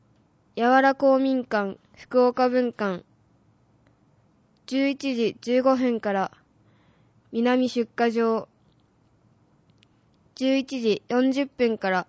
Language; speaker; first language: Japanese; native; Japanese